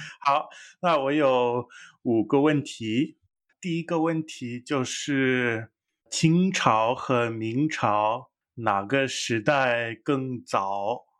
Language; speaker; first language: Chinese; non-native, fluent; English